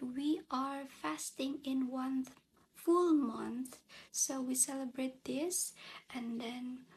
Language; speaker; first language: English; non-native, learner; Indonesian